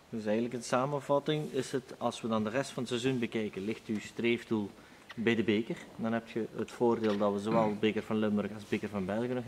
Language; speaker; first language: Dutch; native; Dutch